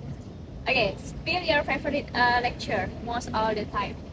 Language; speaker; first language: English; non-native, learner; Indonesian